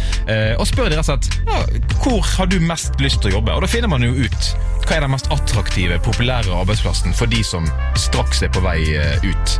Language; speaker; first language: Norwegian; native; Norwegian